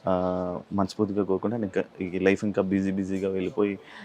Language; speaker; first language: Telugu; native; Telugu